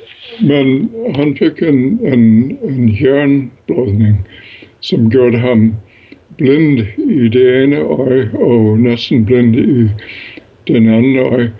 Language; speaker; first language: Danish; non-native, fluent; English